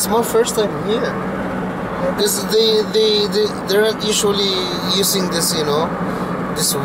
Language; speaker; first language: English; non-native, local second language; Filipino